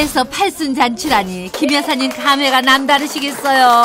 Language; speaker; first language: Korean; native; Korean